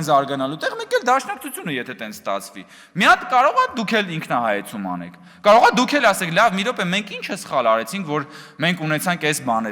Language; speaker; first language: Armenian; native; Armenian